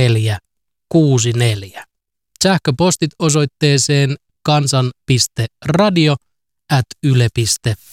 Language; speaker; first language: Finnish; native; Finnish